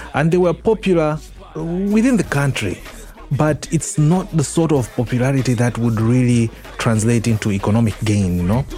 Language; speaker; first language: English; non-native, local second language; Nyanja